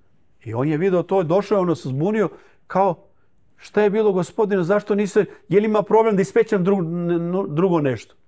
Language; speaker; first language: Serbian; early bilingual, heritage; Croatian